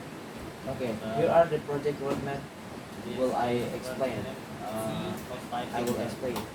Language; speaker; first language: English; non-native, learner; Indonesian